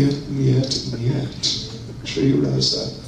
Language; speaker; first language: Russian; non-native, learner; English